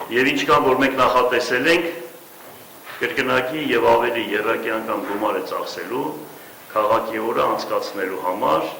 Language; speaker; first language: Armenian; native; Armenian